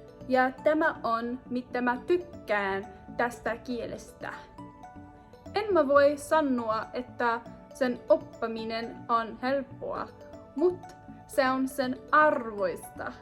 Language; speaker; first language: Finnish; non-native, learner; English